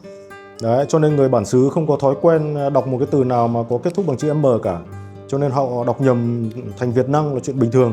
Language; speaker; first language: Vietnamese; native; Vietnamese